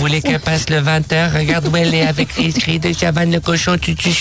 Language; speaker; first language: French; native; French